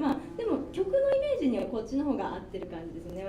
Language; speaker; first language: Japanese; native; Japanese